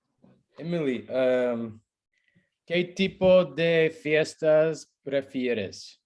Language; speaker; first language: Spanish; non-native, learner; English